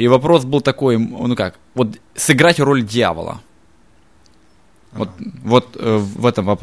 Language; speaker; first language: Russian; native; Russian